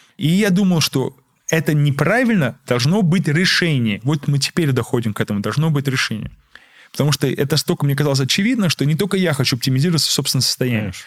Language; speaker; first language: Russian; early bilingual, heritage; Russian